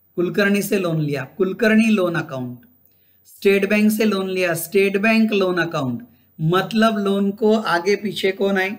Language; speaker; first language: Hindi; non-native, local second language; Marathi